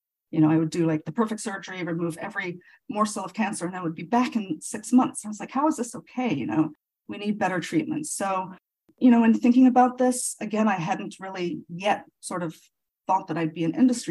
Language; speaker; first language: English; native; English